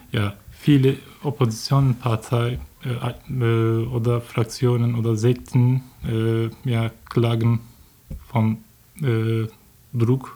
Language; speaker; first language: German; non-native, learner; Turkish